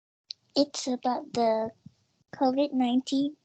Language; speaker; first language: English; non-native, learner; Vietnamese